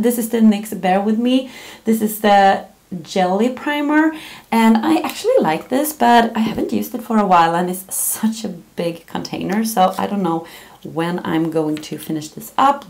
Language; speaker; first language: English; non-native, fluent; Swedish